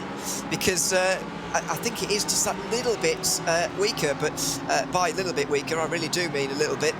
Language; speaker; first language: English; native; English